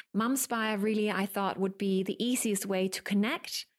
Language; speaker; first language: English; non-native, fluent; Danish